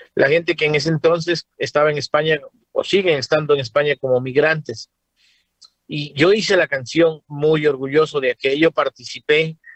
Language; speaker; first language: Spanish; native; Spanish